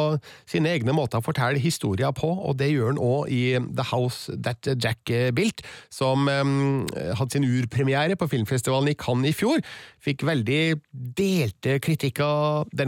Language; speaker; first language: Norwegian; native; Norwegian